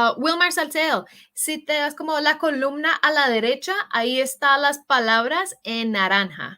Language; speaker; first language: Spanish; non-native, fluent; English